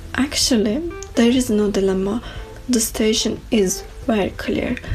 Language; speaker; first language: English; non-native, learner; Turkish